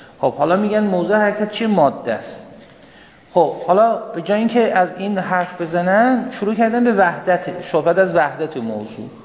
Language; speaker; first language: Persian; non-native, local second language; Azerbaijani